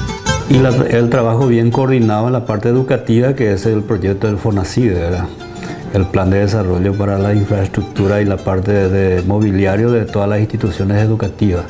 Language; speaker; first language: Spanish; native; Spanish